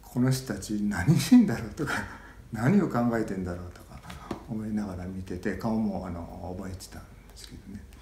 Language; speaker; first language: Japanese; native; Japanese